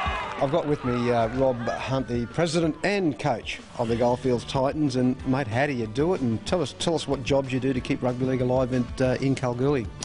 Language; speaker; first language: English; native; English